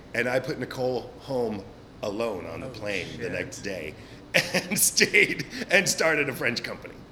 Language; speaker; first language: English; native; English